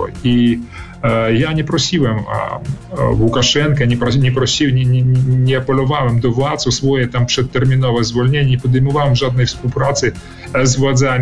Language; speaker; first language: Polish; early bilingual, heritage; Polish